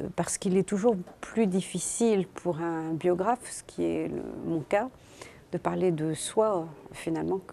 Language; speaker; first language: French; native; French